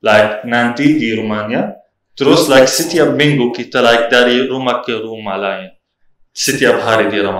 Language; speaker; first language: Indonesian; non-native, learner; Arabic